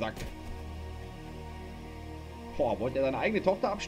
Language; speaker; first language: German; native; German